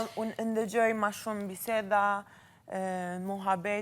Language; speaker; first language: Albanian; non-native, learner; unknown